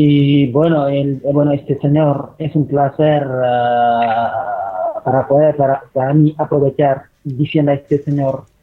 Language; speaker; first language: Spanish; non-native, fluent; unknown